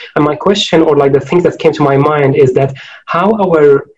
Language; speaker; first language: English; non-native, fluent; Arabic